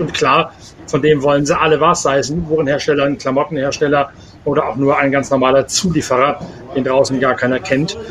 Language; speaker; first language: German; native; German